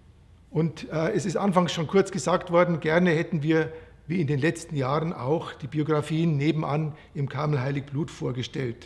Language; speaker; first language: German; native; German